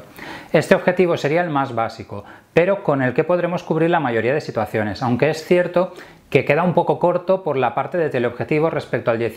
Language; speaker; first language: Spanish; native; Spanish